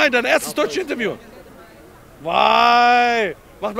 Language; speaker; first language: German; native; German